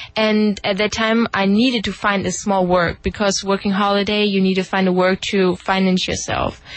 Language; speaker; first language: English; non-native, fluent; German